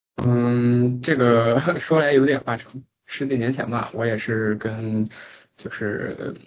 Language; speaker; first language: Chinese; native; Chinese